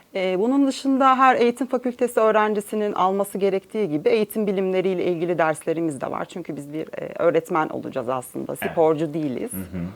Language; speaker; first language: Turkish; native; Turkish